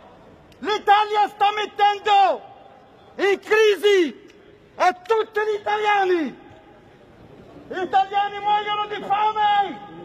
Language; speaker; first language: Italian; non-native, fluent; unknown